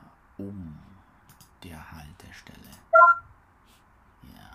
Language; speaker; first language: German; non-native, learner; English